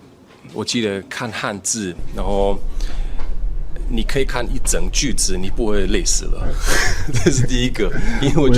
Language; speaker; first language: Chinese; non-native, fluent; German